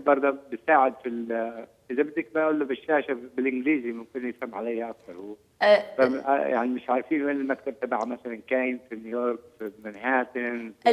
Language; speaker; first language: Arabic; native; Arabic